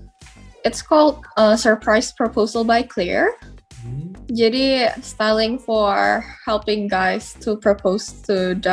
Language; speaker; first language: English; non-native, fluent; Indonesian